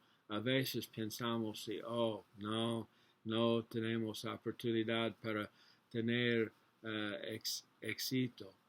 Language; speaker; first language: Spanish; non-native, learner; English